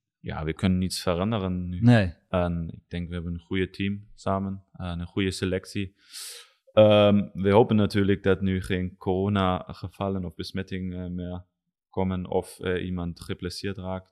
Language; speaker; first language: Dutch; non-native, learner; German